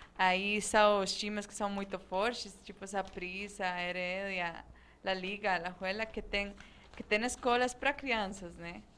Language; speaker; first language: Portuguese; non-native, fluent; Spanish